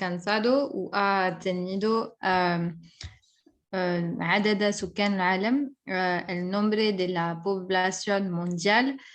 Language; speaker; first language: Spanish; non-native, fluent; French